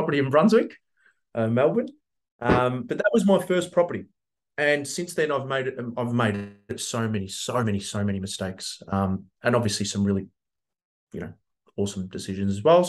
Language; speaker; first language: English; native; English